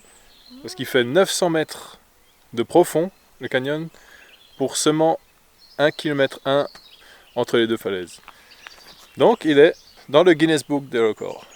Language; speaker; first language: French; native; French